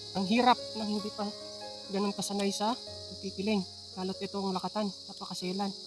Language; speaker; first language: Filipino; non-native, local second language; Cebuano